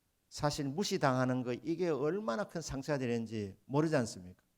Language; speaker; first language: Korean; native; Korean